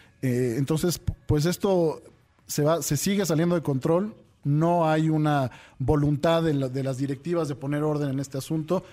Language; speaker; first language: Spanish; native; Spanish